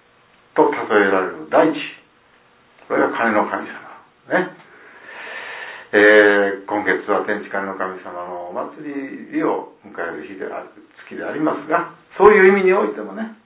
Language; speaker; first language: Japanese; native; Japanese